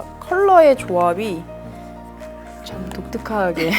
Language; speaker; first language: Korean; native; Korean